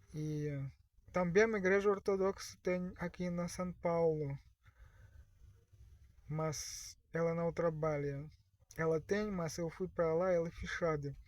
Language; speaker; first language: Portuguese; non-native, learner; Russian